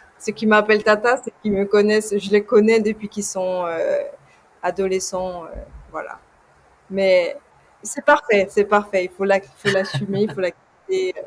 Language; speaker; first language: French; early bilingual, other home language; Portuguese